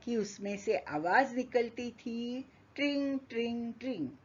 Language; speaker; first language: Hindi; non-native, local second language; Marathi